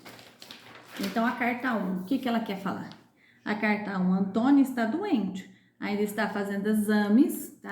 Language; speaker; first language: Portuguese; native; Portuguese